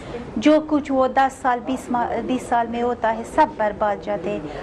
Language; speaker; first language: Hindi; non-native, learner; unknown